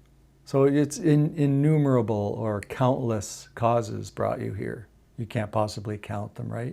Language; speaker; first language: English; native; English